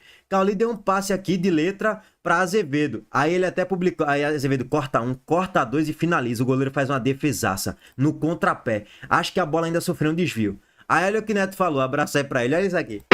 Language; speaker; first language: Portuguese; native; Portuguese